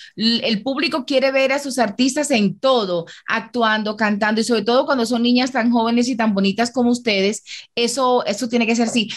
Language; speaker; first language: Spanish; native; Spanish